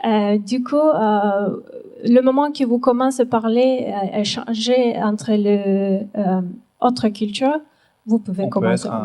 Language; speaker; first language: French; non-native, learner; Turkish